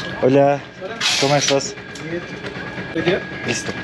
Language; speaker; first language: Spanish; non-native, learner; Turkish